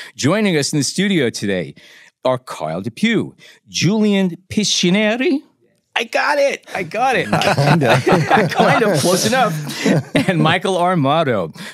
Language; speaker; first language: English; native; English